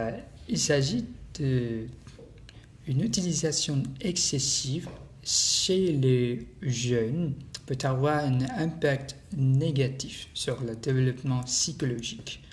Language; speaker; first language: French; non-native, learner; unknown